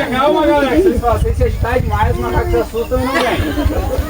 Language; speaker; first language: Portuguese; native; Portuguese